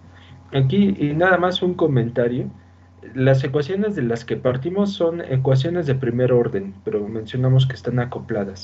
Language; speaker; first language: Spanish; native; Spanish